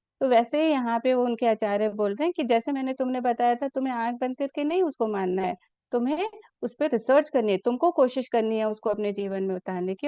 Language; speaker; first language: Hindi; native; Hindi